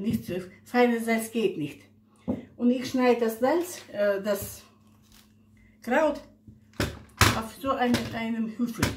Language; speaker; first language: German; non-native, local second language; Russian